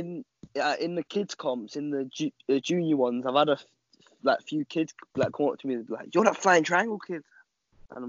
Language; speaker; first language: English; native; English